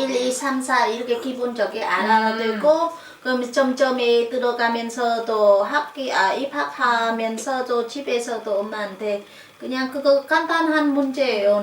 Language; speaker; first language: Korean; non-native, learner; Vietnamese